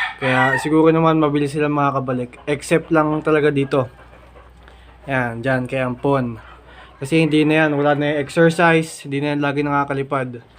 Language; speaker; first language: Filipino; native; Filipino